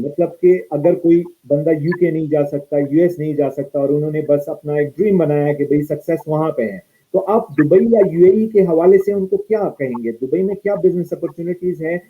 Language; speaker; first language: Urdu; non-native, local second language; Pashto